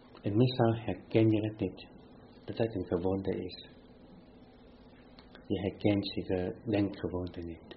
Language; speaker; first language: Dutch; non-native, fluent; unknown